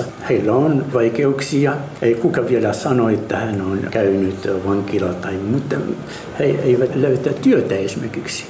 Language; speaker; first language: Finnish; non-native, learner; Arabic